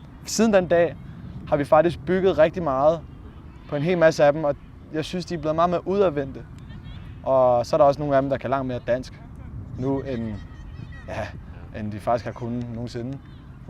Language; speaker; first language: Danish; native; Danish